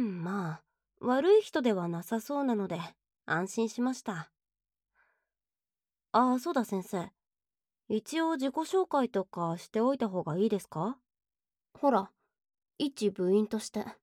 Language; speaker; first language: Japanese; native; Japanese